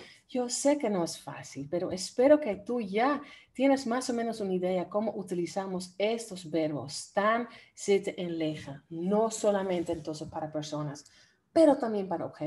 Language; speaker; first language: Spanish; non-native, fluent; Dutch